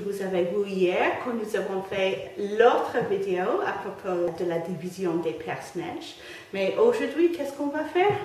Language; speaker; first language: French; non-native, learner; English